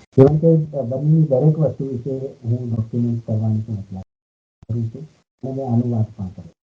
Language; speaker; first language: Gujarati; non-native, local second language; Sindhi